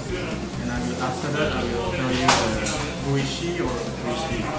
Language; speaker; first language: English; non-native, learner; Indonesian